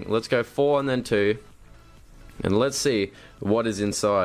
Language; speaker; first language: English; native; English